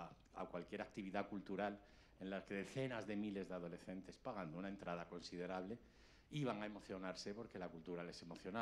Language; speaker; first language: Spanish; native; Spanish